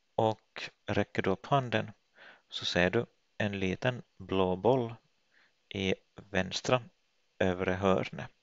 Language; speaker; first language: Swedish; native; Swedish